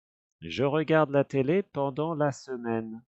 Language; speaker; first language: French; non-native, fluent; English